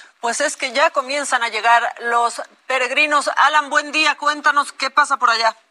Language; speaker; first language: Spanish; native; Spanish